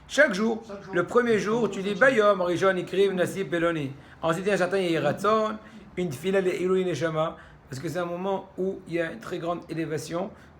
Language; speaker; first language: French; native; French